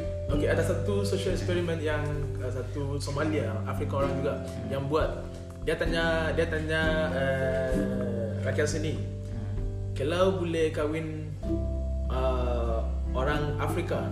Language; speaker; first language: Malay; non-native, learner; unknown